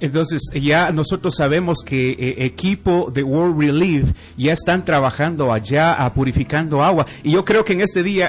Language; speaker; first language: Spanish; native; Spanish